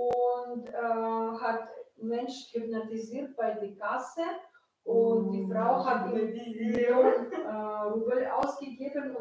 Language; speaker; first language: German; non-native, learner; Russian